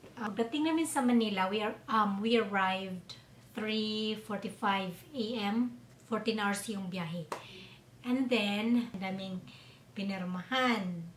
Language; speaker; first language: Filipino; non-native, local second language; Cebuano